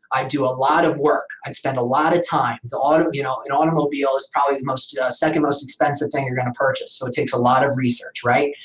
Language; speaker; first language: English; native; English